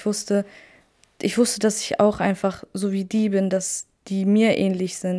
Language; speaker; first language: German; early bilingual, other home language; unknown